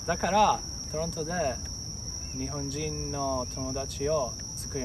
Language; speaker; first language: Japanese; non-native, learner; Italian